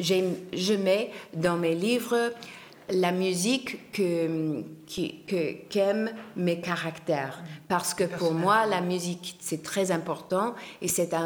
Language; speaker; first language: French; non-native, learner; English